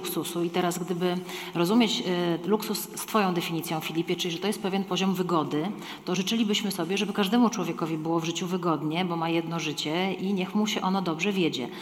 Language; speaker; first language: Polish; native; Polish